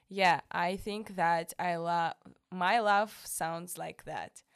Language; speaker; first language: English; non-native, fluent; Russian